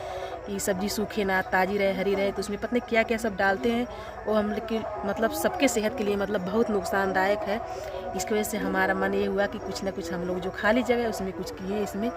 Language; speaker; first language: Hindi; non-native, local second language; Bhojpuri